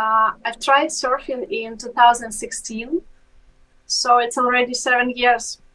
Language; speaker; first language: English; non-native, fluent; Ukrainian